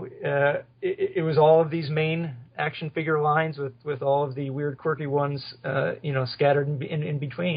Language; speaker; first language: English; native; English